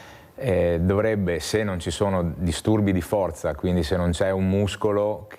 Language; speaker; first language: Italian; native; Italian